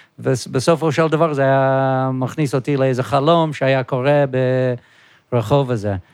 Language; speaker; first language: Hebrew; non-native, fluent; English